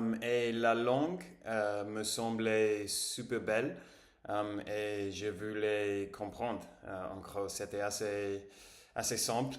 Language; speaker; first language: French; non-native, learner; English